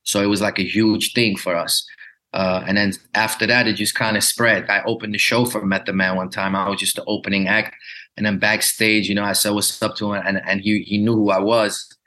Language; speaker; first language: English; early bilingual, other home language; Dutch